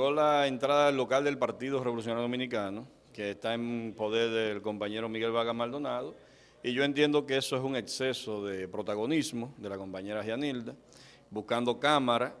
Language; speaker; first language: Spanish; native; Spanish